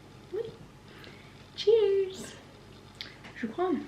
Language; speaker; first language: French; non-native, learner; Norwegian